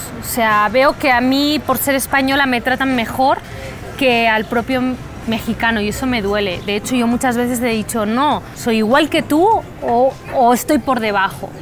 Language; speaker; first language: Spanish; native; Spanish